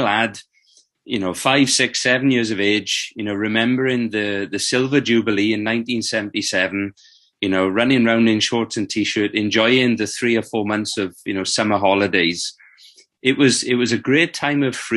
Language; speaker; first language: English; native; English